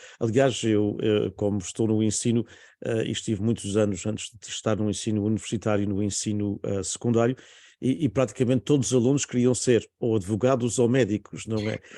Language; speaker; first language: Portuguese; native; Portuguese